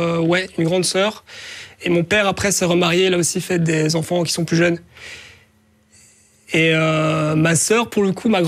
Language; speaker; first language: French; native; French